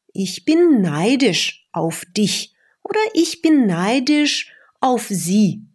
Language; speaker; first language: German; non-native, fluent; Russian